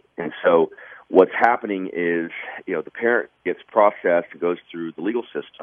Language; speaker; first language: English; native; English